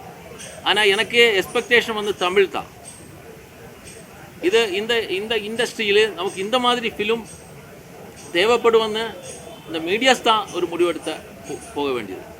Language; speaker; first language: Tamil; non-native, learner; Malayalam